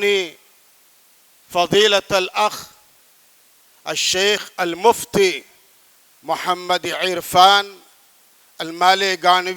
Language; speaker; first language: Arabic; non-native, fluent; Urdu